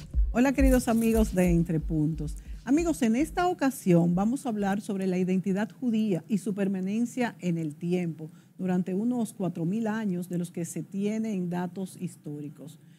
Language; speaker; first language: Spanish; native; Spanish